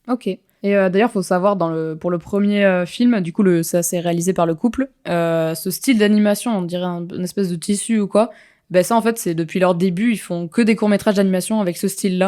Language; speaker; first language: French; native; French